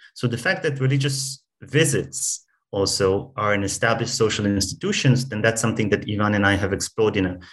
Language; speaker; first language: English; non-native, fluent; Hebrew